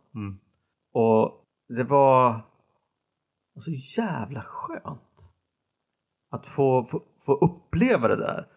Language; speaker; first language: Swedish; native; Swedish